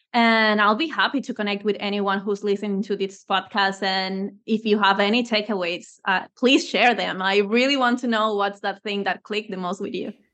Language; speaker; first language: English; non-native, fluent; Spanish